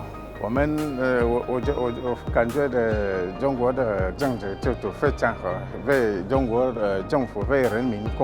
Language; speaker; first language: Chinese; non-native, fluent; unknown